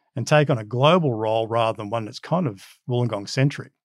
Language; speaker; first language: English; early bilingual, other home language; Macedonian